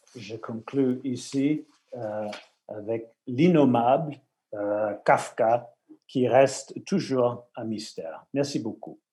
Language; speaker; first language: French; non-native, fluent; English